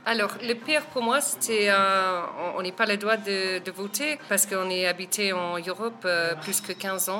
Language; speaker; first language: French; non-native, fluent; English